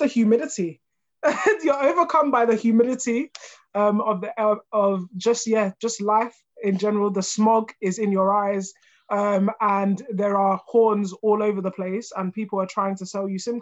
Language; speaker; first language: English; early bilingual, other home language; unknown